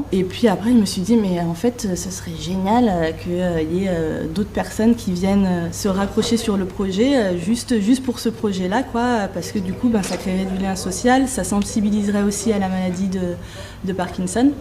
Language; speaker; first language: French; native; French